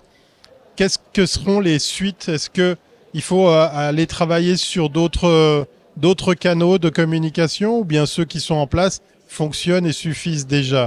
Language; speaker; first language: French; native; French